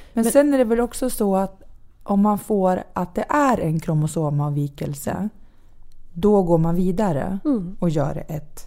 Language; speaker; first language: Swedish; native; Swedish